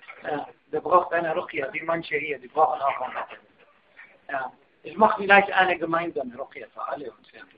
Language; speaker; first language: German; non-native, fluent; Arabic